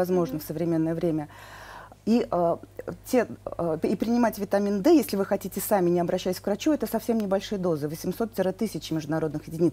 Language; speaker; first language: Russian; native; Russian